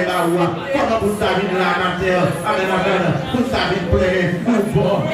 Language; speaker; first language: French; non-native, local second language; Haitian Creole